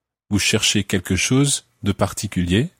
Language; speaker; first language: French; non-native, fluent; English